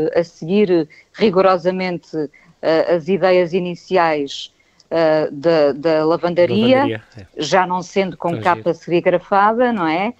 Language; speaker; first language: Portuguese; native; Portuguese